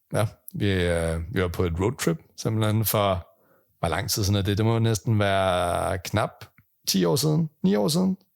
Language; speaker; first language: Danish; native; Danish